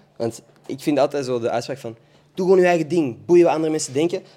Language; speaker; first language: Dutch; native; Dutch